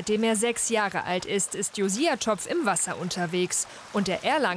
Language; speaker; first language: German; native; German